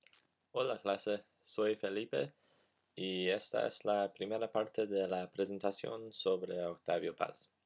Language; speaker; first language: Spanish; non-native, learner; English